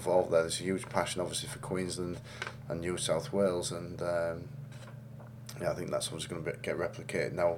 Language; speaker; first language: English; native; English